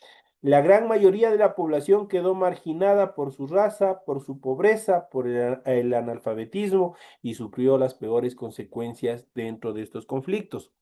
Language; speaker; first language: Spanish; native; Spanish